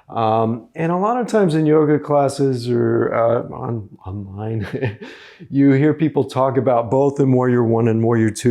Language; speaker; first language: English; native; English